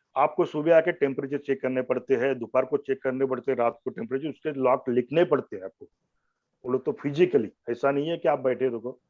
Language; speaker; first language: Hindi; non-native, local second language; Marathi